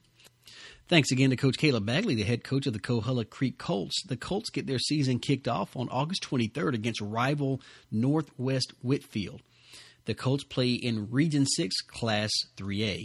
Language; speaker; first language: English; native; English